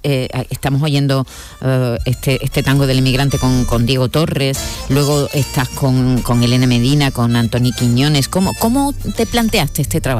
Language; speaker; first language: Spanish; native; Spanish